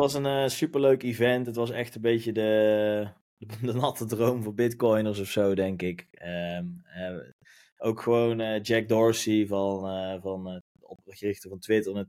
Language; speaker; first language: Dutch; native; Dutch